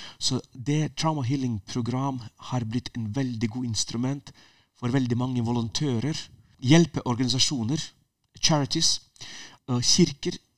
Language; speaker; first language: Norwegian; non-native, fluent; Ukrainian